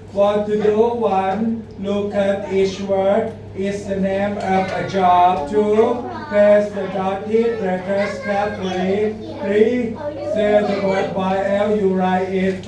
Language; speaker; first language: English; non-native, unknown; Thai